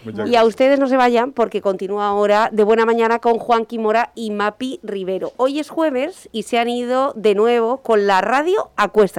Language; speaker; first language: Spanish; native; Spanish